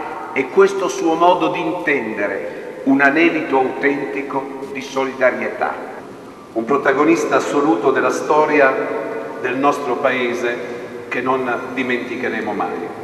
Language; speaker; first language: Italian; native; Italian